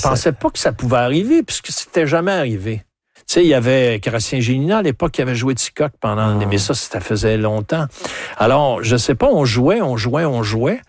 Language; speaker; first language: French; native; French